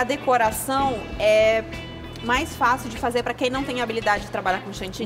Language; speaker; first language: Portuguese; native; Portuguese